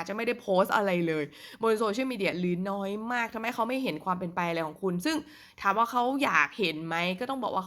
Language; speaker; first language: Thai; native; Thai